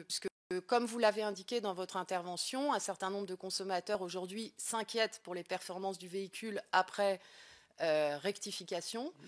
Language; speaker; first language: French; native; French